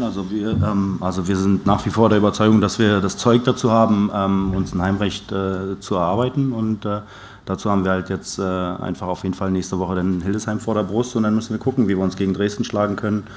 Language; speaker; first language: German; native; German